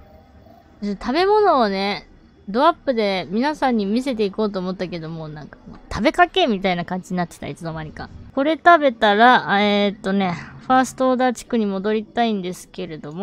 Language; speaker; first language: Japanese; native; Japanese